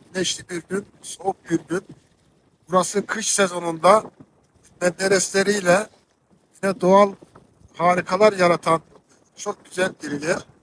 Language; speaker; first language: Turkish; native; Turkish